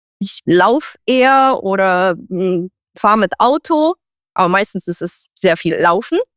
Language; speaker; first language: German; non-native, fluent; Romanian